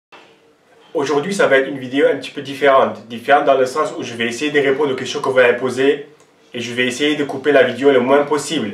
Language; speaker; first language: French; non-native, local second language; Armenian